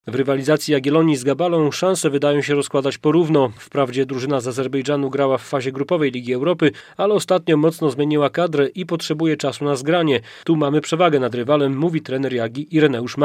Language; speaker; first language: Polish; native; Polish